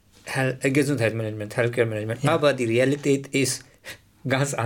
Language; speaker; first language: German; non-native, learner; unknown